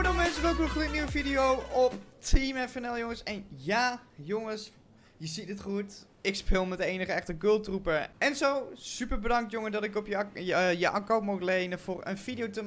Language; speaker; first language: Dutch; native; Dutch